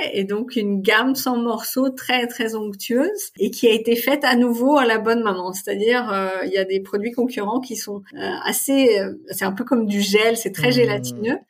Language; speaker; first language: French; native; French